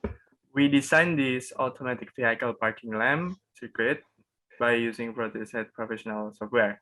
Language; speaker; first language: English; non-native, learner; Indonesian